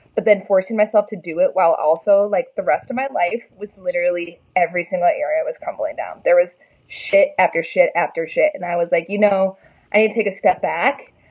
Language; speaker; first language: English; native; English